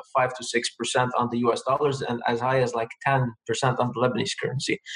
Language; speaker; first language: English; non-native, fluent; Armenian